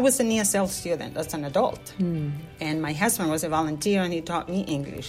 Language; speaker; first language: English; non-native, fluent; Spanish